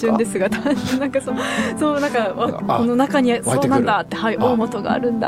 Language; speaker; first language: Japanese; native; Japanese